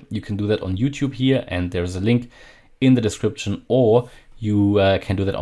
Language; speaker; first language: English; non-native, fluent; German